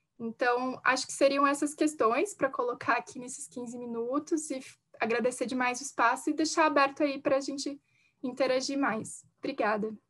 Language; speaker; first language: Portuguese; native; Portuguese